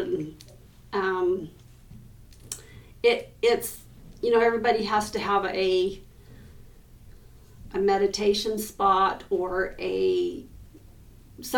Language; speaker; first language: English; native; English